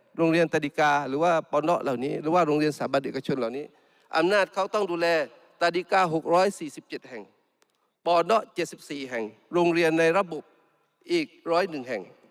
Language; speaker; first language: Thai; non-native, local second language; Malay